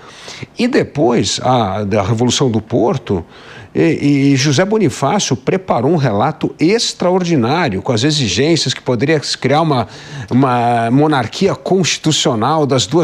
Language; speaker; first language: Portuguese; native; Portuguese